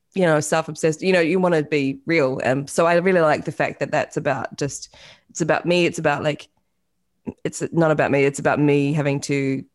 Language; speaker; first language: English; native; English